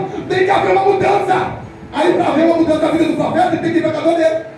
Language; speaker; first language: Portuguese; native; Portuguese